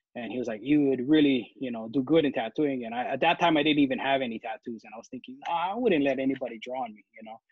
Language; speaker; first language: English; native; English